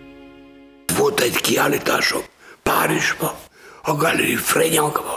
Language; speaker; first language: French; non-native, fluent; Hungarian